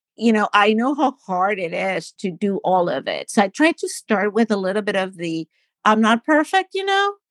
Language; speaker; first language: English; non-native, fluent; Spanish